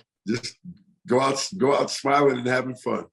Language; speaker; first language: English; native; English